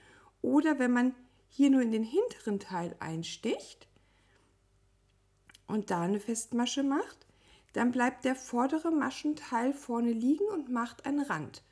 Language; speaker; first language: German; native; German